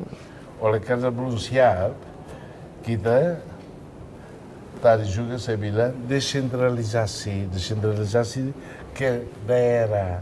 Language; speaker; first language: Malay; non-native, fluent; Tetum